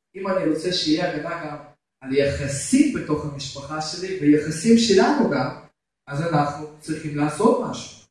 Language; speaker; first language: Hebrew; non-native, fluent; Russian